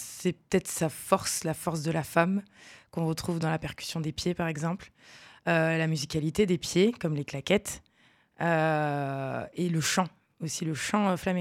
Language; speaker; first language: French; native; French